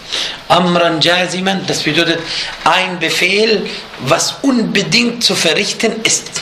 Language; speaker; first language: German; non-native, fluent; Arabic